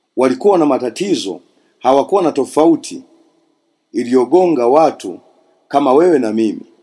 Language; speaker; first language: Swahili; non-native, local second language; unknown